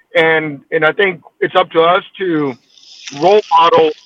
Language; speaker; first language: English; early bilingual, other home language; Spanish